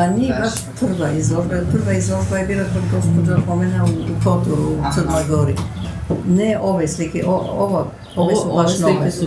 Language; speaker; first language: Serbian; early bilingual, heritage; Serbian